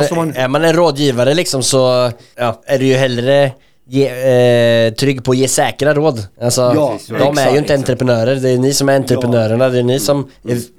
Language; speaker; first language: Swedish; native; Swedish